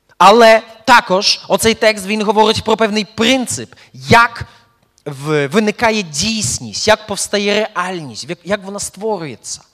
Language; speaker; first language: Ukrainian; early bilingual, heritage; Ukrainian